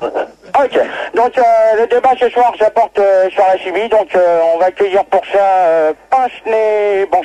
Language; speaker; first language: French; native; French